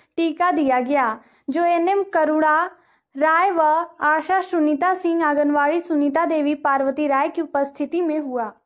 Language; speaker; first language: Hindi; native; Hindi